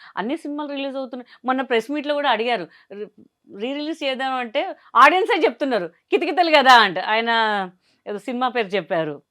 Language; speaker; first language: Telugu; non-native, fluent; Hindi